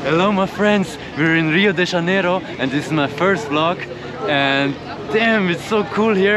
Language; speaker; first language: English; non-native, fluent; Swiss German